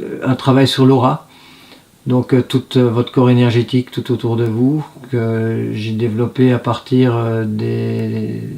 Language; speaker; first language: French; native; French